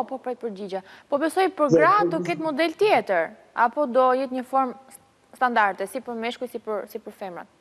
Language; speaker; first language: Albanian; native; Albanian